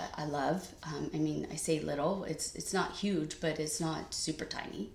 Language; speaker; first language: English; native; English